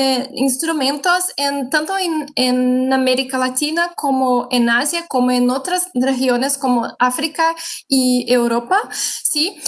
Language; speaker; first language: Spanish; non-native, fluent; Portuguese